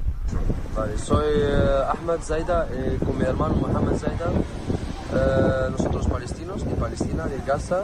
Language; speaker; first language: Spanish; non-native, learner; Arabic